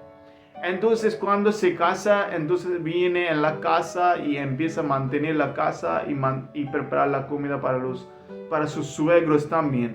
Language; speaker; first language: Spanish; non-native, learner; Hindi